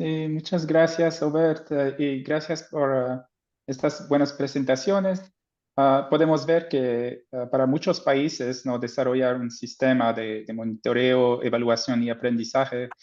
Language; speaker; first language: Spanish; non-native, fluent; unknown